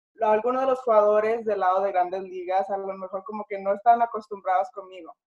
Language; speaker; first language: Spanish; early bilingual, other home language; English